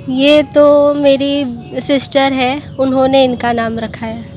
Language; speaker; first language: Hindi; non-native, local second language; Marathi